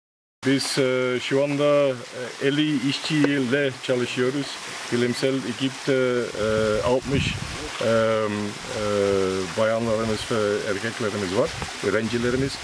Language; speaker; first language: Turkish; non-native, fluent; Dutch